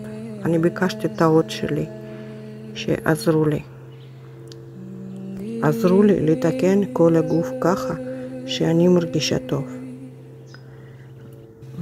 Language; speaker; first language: Hebrew; non-native, learner; Russian